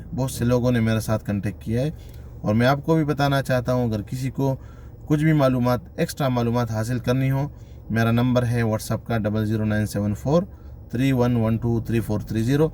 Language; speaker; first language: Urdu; non-native, local second language; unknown